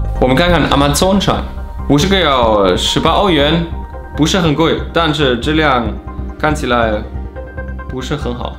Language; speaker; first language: Chinese; non-native, fluent; German